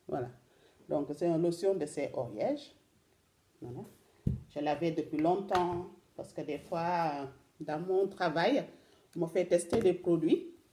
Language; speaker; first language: French; non-native, local second language; Wolof